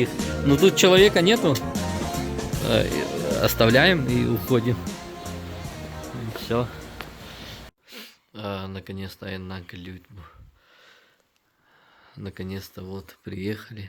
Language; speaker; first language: Russian; native; Russian